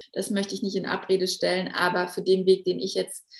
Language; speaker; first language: German; native; German